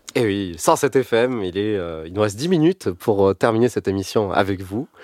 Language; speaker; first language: French; native; French